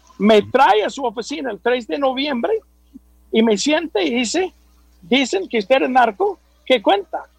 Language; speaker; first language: Spanish; non-native, fluent; English